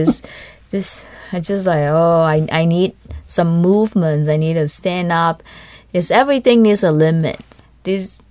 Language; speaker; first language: English; non-native, fluent; Vietnamese